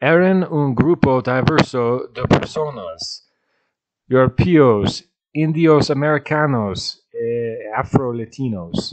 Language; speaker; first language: Spanish; non-native, learner; English